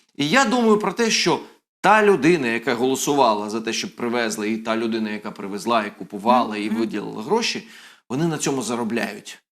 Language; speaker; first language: Ukrainian; native; Ukrainian